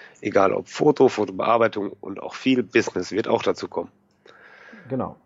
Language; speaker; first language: German; native; German